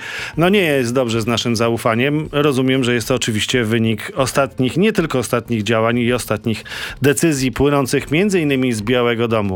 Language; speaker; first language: Polish; native; Polish